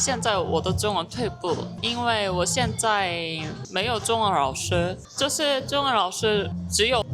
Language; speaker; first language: Chinese; non-native, learner; Korean